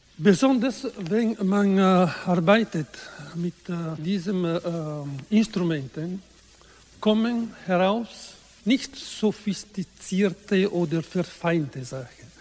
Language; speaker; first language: German; non-native, learner; Italian